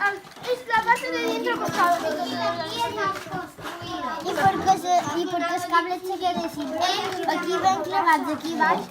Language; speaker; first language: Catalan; non-native, local second language; Spanish